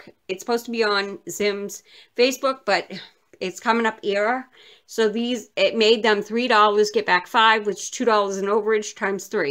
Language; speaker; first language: English; native; English